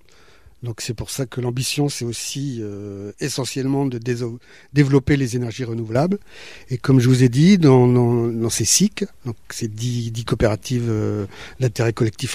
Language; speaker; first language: French; native; French